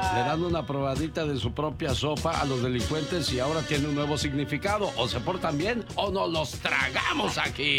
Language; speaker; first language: Spanish; native; Spanish